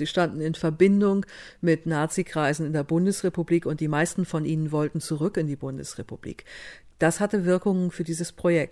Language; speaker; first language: German; native; German